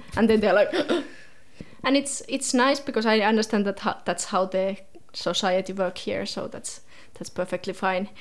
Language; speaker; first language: English; non-native, fluent; Finnish